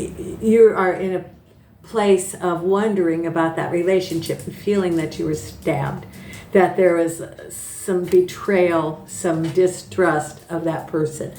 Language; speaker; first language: English; native; English